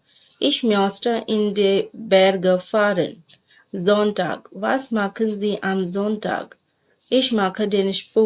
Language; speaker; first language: German; non-native, fluent; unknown